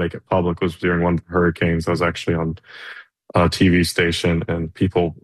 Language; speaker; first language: English; native; English